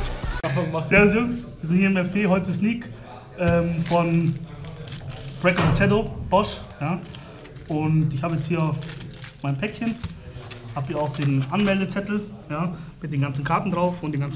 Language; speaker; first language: German; native; German